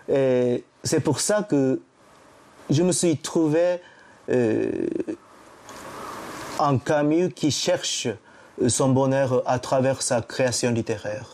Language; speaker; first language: French; non-native, fluent; Japanese